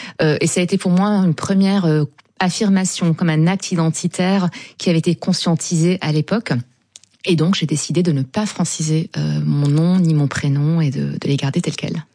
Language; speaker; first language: French; non-native, local second language; Arabic